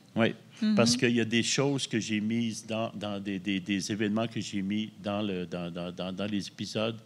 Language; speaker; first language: French; native; French